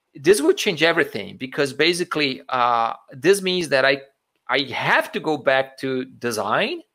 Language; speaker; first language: English; non-native, fluent; Portuguese